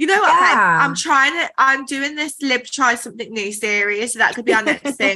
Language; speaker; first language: English; native; English